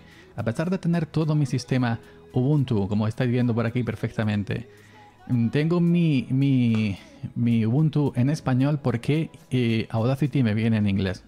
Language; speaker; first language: Spanish; native; Spanish